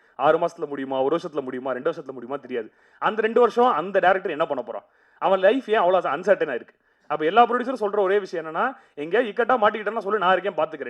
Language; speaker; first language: Tamil; native; Tamil